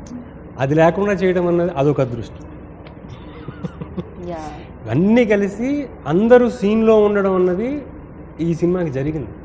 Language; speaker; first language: Telugu; native; Telugu